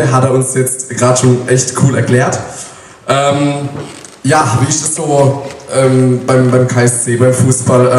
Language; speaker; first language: German; native; German